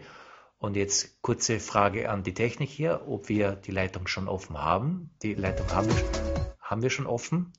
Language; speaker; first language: German; native; German